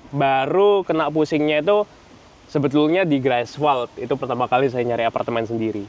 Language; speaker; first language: Indonesian; native; Indonesian